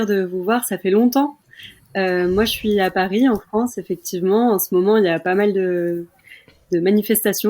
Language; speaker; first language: French; native; French